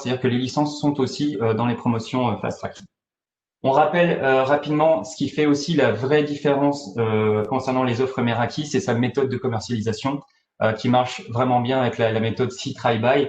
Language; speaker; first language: French; native; French